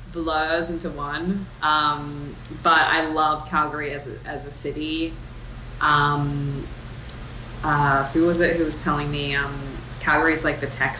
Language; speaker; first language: English; non-native, local second language; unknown